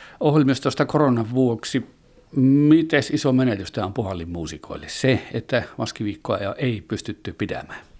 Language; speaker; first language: Finnish; native; Finnish